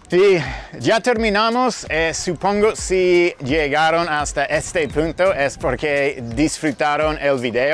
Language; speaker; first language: Spanish; non-native, fluent; English